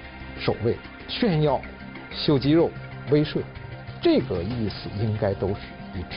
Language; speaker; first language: Chinese; native; Chinese